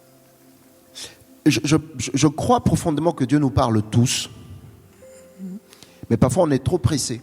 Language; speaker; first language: French; native; French